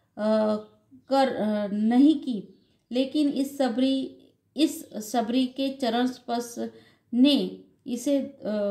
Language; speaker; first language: Hindi; non-native, local second language; Gujarati